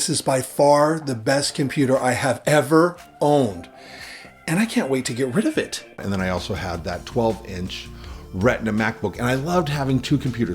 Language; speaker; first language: English; native; English